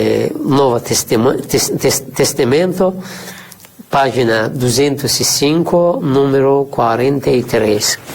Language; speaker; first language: Portuguese; non-native, fluent; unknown